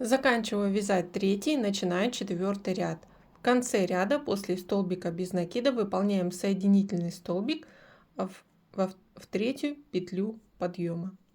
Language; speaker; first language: Russian; native; Russian